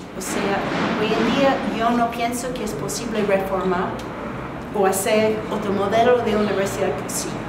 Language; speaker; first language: Spanish; non-native, fluent; English